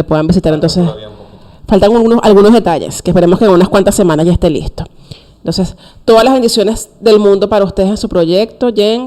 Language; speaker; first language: Spanish; native; Spanish